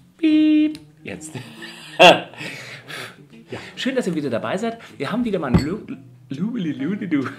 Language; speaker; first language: German; native; German